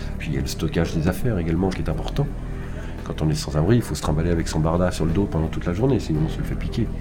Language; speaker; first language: French; native; French